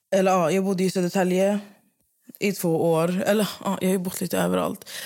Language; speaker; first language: Swedish; native; Swedish